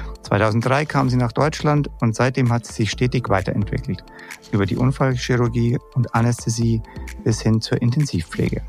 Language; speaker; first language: German; native; German